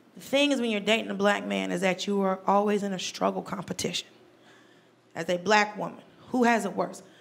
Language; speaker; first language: English; native; English